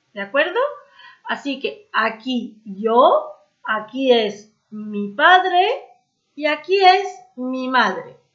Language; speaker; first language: Spanish; non-native, fluent; French